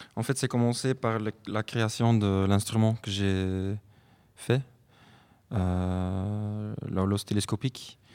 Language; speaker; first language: French; non-native, fluent; Dutch